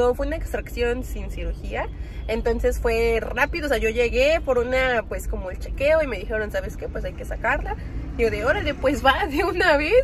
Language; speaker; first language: Spanish; native; Spanish